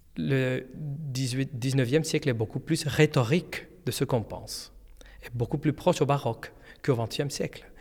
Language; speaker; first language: French; non-native, fluent; Spanish